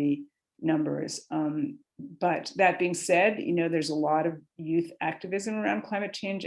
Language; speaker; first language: English; native; English